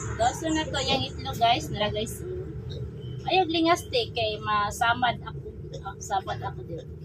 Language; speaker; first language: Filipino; non-native, local second language; Cebuano